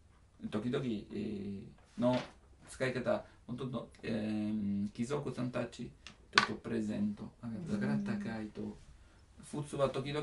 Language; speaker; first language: Japanese; non-native, learner; Italian